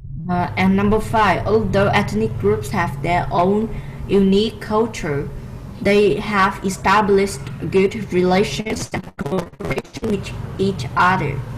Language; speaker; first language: English; non-native, learner; Vietnamese